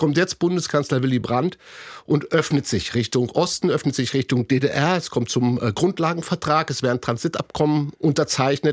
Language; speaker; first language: German; native; German